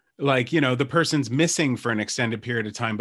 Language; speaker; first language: English; native; English